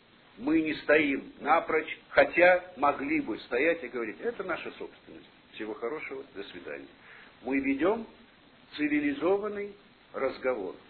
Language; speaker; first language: Russian; native; Russian